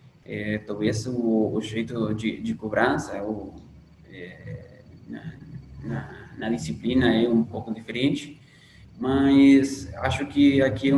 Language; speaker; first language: Portuguese; non-native, fluent; Spanish